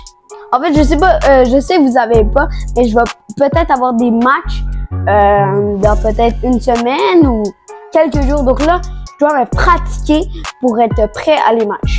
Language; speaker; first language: French; native; French